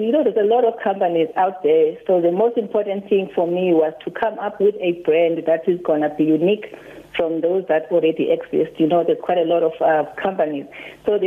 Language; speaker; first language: English; non-native, local second language; Xhosa